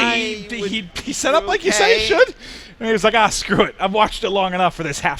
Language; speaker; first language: English; native; English